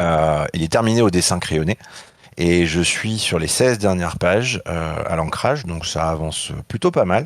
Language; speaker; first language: French; native; French